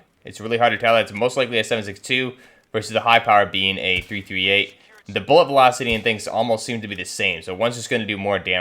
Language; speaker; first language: English; native; English